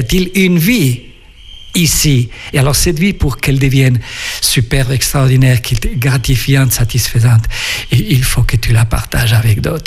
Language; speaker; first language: French; non-native, fluent; Spanish